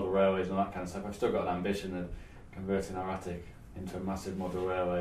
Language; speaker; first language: English; native; English